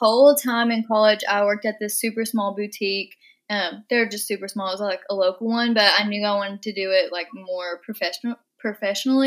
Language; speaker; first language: English; native; English